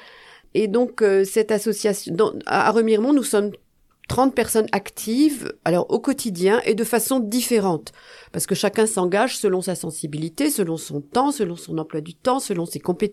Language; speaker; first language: French; native; French